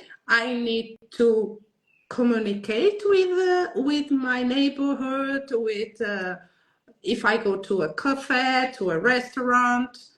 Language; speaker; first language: English; non-native, learner; Portuguese